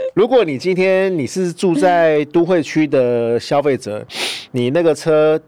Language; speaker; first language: Chinese; native; Chinese